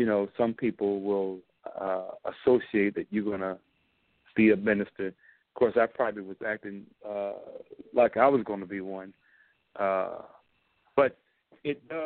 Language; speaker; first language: English; native; English